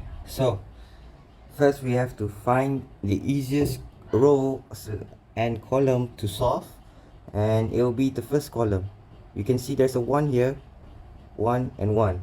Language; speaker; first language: English; non-native, local second language; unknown